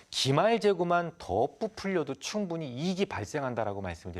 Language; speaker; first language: Korean; native; Korean